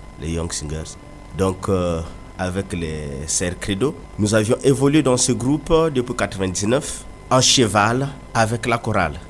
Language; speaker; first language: French; non-native, local second language; Kongo